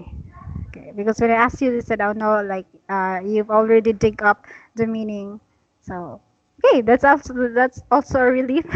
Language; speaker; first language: English; non-native, fluent; Cebuano